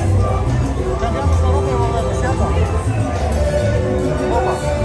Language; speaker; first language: Spanish; non-native, learner; Russian